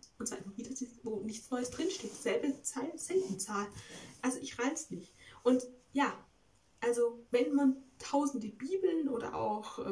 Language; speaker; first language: German; native; German